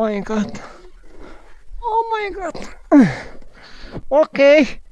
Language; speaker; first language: English; non-native, learner; Croatian